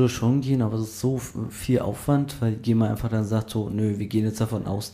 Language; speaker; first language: German; native; German